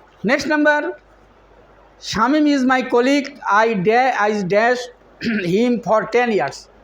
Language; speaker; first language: English; non-native, local second language; Bangla